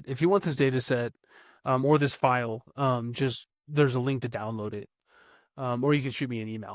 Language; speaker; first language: English; native; English